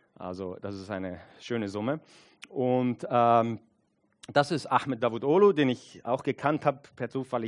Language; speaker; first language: German; non-native, fluent; English